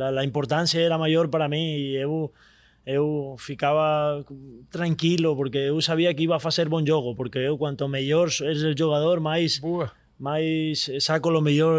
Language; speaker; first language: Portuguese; non-native, learner; Spanish